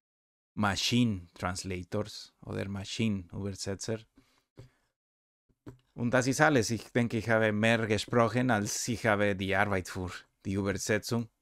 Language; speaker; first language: German; non-native, learner; Spanish